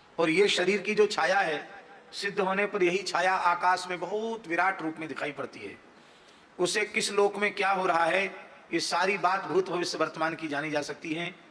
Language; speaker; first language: Hindi; native; Hindi